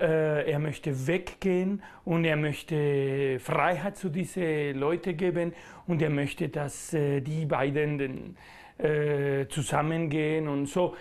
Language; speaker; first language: German; non-native, learner; Spanish